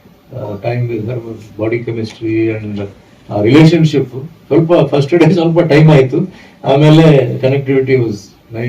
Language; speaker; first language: Kannada; non-native, fluent; Tulu